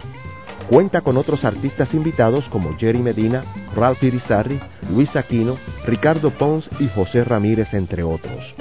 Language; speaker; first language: Spanish; native; Spanish